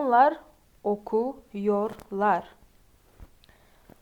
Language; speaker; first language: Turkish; non-native, fluent; Uzbek